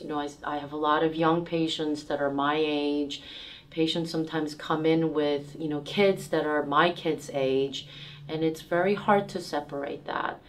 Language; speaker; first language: English; early bilingual, other home language; Korean